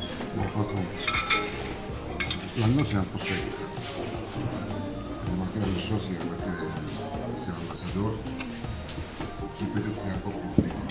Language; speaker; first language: French; non-native, learner; Italian